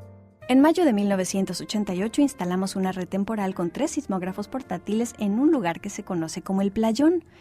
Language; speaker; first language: Spanish; native; Spanish